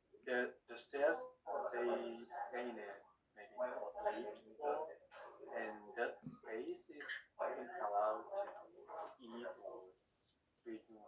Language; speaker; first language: English; non-native, learner; Korean